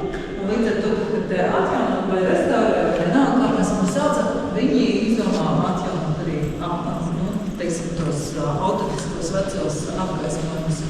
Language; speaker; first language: Latvian; native; Latvian